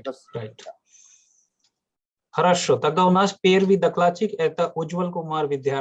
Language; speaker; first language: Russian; non-native, fluent; Hindi